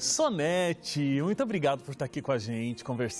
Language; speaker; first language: Portuguese; native; Portuguese